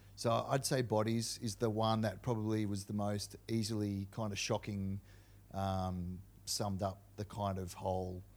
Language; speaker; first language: English; native; English